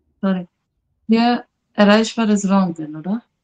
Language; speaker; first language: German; non-native, learner; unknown